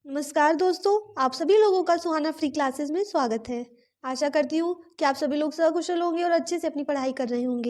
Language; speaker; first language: Hindi; native; Hindi